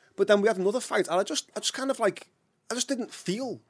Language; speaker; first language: English; native; English